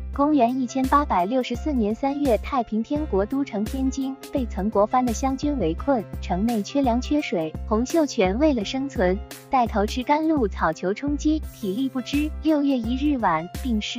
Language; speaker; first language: Chinese; native; Chinese